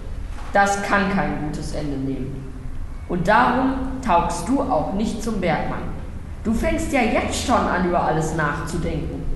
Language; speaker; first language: German; native; German